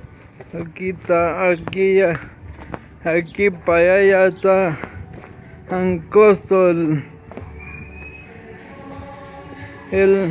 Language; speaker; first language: Spanish; non-native, local second language; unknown